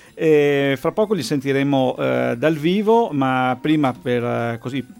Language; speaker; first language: Italian; native; Italian